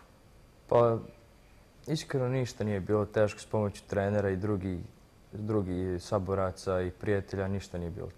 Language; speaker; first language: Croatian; early bilingual, heritage; Croatian